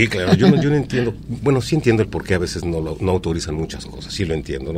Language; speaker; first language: Spanish; native; Spanish